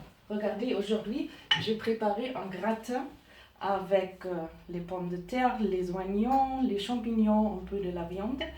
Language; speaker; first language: French; non-native, learner; German